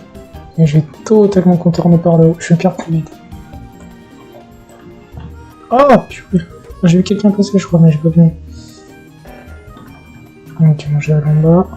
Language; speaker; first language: French; native; French